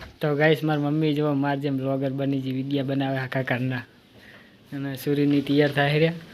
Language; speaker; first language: Gujarati; native; Gujarati